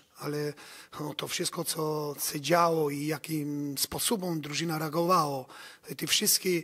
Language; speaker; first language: Polish; non-native, learner; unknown